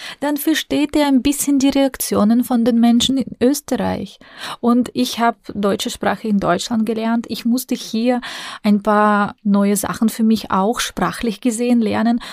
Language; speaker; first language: German; non-native, fluent; Russian